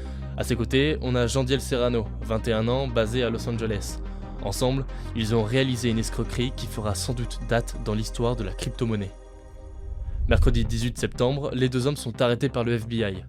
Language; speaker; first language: French; native; French